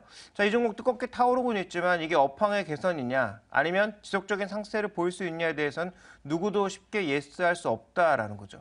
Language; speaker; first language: Korean; native; Korean